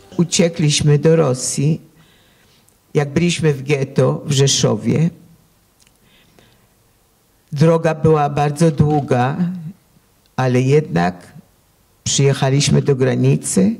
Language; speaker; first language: Polish; early bilingual, heritage; Polish